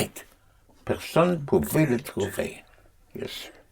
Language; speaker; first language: French; non-native, fluent; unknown